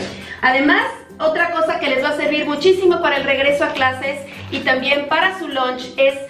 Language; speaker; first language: Spanish; native; Spanish